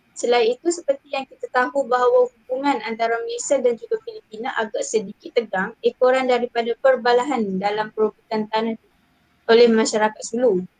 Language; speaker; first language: Malay; native; Malay